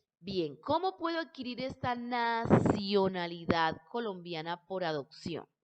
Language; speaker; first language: Spanish; native; Spanish